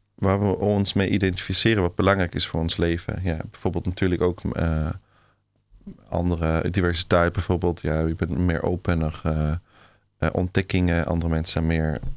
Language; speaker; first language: Dutch; non-native, fluent; Swiss German